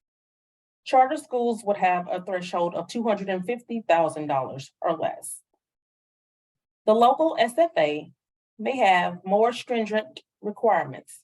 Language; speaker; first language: English; native; English